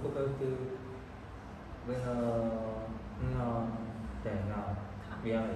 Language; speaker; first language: Thai; non-native, learner; Cantonese